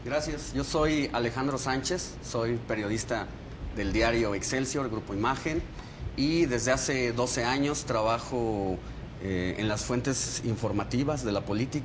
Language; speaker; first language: Spanish; native; Spanish